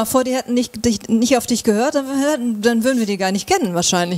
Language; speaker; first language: German; native; German